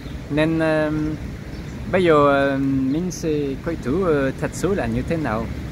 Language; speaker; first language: Vietnamese; non-native, learner; French